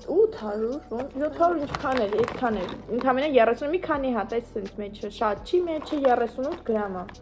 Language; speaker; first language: Armenian; native; Armenian